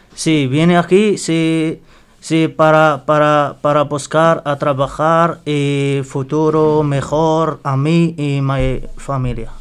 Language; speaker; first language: Spanish; non-native, learner; Arabic